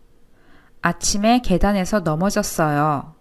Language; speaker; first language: Korean; native; Korean